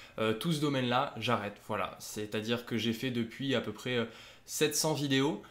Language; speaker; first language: French; native; French